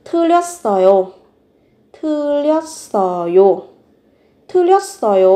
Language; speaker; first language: Korean; non-native, fluent; Vietnamese